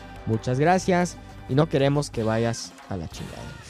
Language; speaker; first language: Spanish; non-native, fluent; English